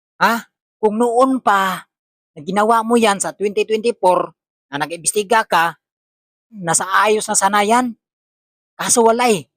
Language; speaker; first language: Filipino; native; Filipino